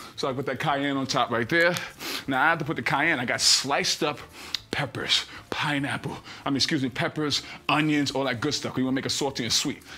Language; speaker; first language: English; native; English